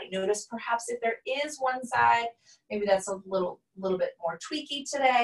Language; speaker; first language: English; native; English